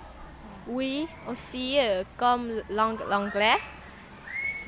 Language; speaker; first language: French; non-native, learner; Lao